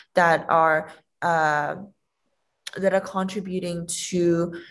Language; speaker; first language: English; non-native, fluent; Chinese